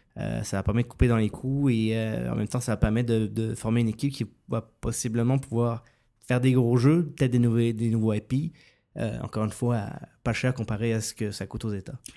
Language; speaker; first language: French; native; French